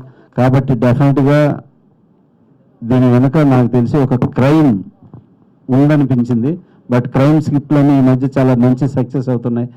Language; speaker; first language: Telugu; native; Telugu